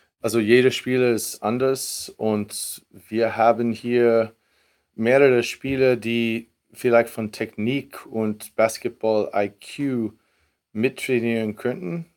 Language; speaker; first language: German; non-native, fluent; English